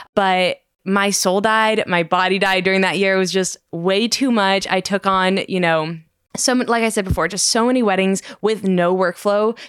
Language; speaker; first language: English; native; English